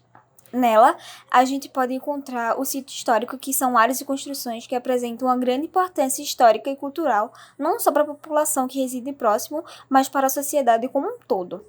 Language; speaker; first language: Portuguese; native; Portuguese